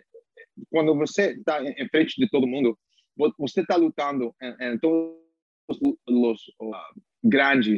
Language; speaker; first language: Portuguese; non-native, learner; English